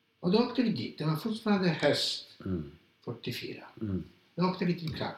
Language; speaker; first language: Swedish; non-native, fluent; Polish